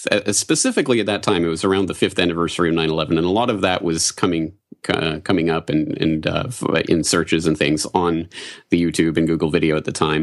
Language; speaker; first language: English; native; English